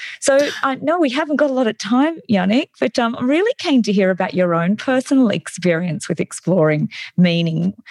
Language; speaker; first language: English; native; English